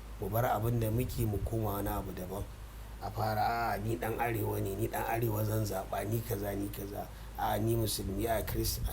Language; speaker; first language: Hausa; non-native, local second language; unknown